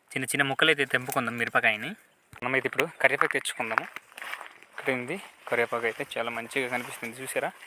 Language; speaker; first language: Telugu; native; Telugu